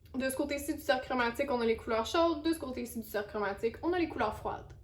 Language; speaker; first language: French; native; French